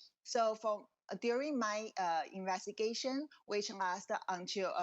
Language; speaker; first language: English; non-native, fluent; Chinese